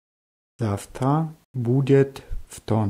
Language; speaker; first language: Russian; non-native, learner; German